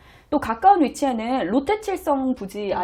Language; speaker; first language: Korean; native; Korean